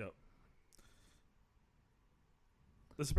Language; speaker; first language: English; native; English